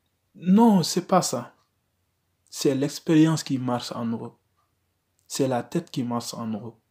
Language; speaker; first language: French; non-native, learner; Wolof